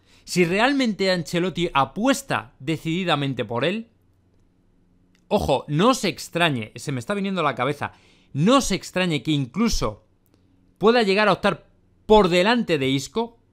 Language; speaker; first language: Spanish; native; Spanish